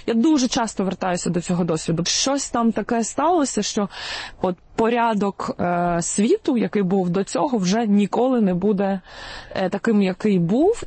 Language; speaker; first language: Ukrainian; non-native, local second language; Russian